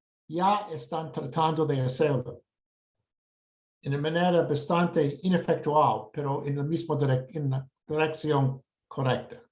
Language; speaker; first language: Spanish; non-native, fluent; English